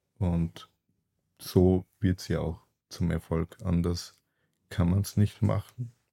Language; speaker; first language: German; early bilingual, other home language; Turkish